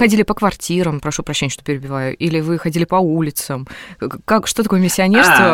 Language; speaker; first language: Russian; native; Russian